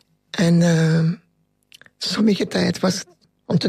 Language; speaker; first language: Dutch; non-native, local second language; French